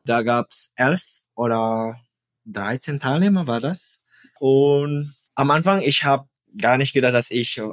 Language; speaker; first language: German; non-native, fluent; Indonesian